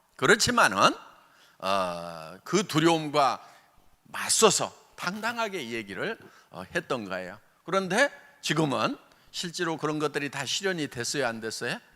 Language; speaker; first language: Korean; native; Korean